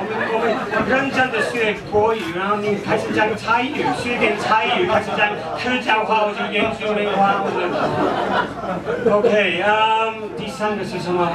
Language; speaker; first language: Chinese; non-native, fluent; English